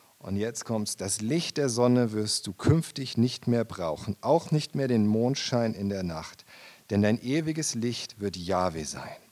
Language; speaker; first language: German; native; German